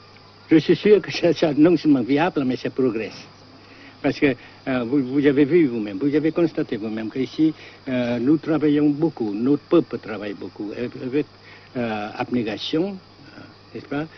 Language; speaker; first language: French; non-native, local second language; Vietnamese